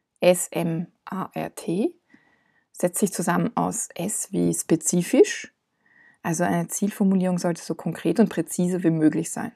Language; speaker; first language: German; non-native, fluent; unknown